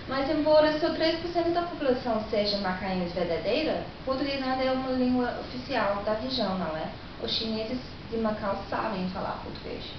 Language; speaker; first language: Portuguese; non-native, learner; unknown